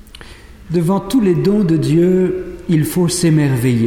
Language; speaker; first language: French; native; French